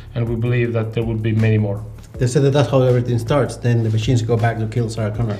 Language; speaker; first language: English; non-native, fluent; Estonian